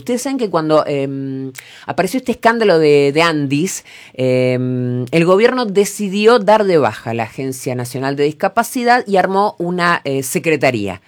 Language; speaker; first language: Spanish; native; Spanish